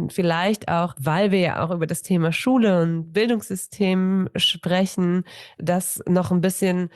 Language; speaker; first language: German; native; German